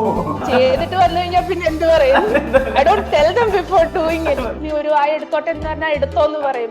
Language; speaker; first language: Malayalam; early bilingual, heritage; Malayalam